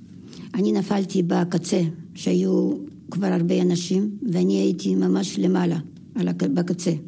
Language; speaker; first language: Hebrew; non-native, fluent; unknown